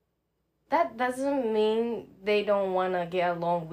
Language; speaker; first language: English; non-native, learner; Japanese